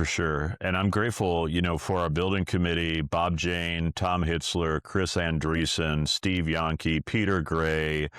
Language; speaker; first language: English; native; English